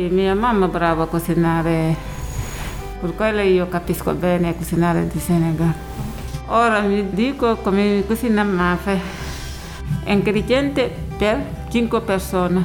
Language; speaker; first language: Italian; non-native, learner; Wolof